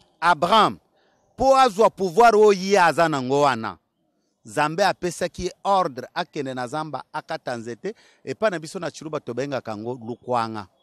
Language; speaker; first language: Lingala; non-native, local second language; Luba-Lulua